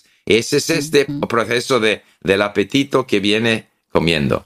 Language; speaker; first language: Spanish; non-native, fluent; English